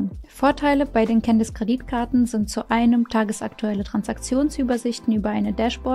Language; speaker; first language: German; non-native, fluent; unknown